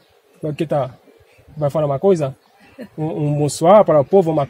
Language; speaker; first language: Portuguese; non-native, learner; Haitian Creole